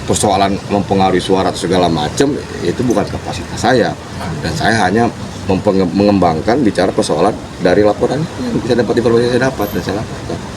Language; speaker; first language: Indonesian; native; Indonesian